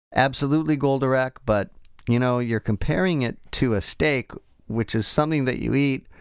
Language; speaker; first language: English; native; English